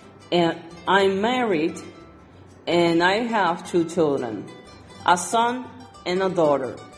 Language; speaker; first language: English; non-native, fluent; Spanish